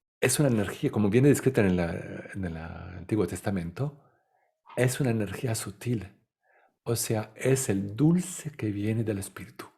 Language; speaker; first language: Spanish; non-native, fluent; Italian